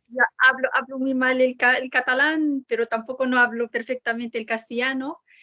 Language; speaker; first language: Spanish; non-native, fluent; Arabic